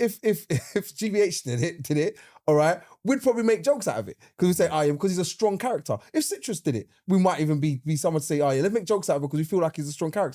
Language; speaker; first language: English; native; English